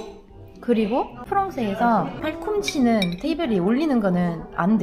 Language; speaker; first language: Korean; non-native, fluent; French